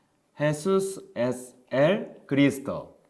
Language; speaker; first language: Spanish; non-native, learner; Korean